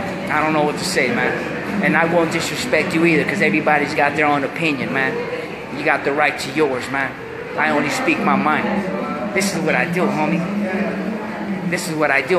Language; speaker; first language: English; early bilingual, other home language; Spanish